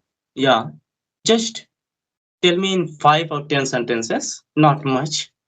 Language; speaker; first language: English; non-native, learner; Hindi